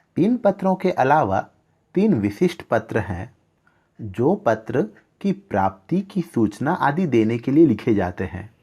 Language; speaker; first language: Hindi; native; Hindi